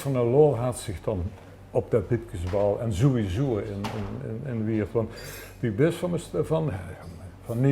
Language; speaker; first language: Dutch; native; Dutch